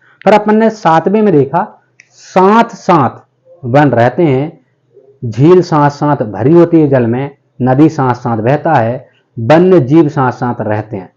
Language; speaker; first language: Hindi; native; Hindi